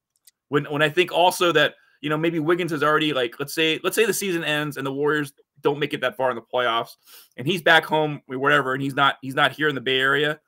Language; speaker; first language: English; native; English